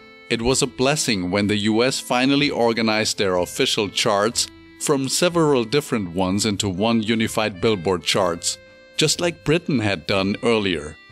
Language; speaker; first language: English; non-native, fluent; German